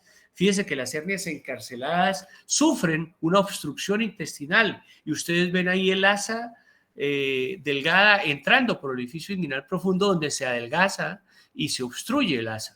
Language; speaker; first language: Spanish; native; Spanish